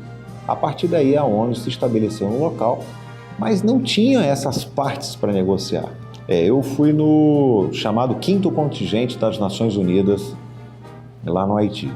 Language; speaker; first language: Portuguese; native; Portuguese